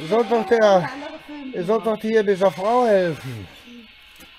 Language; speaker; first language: German; native; German